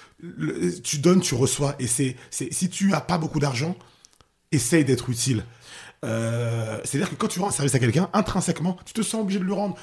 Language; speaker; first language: French; early bilingual, other home language; Haitian Creole